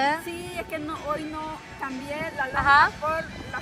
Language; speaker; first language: Spanish; native; Spanish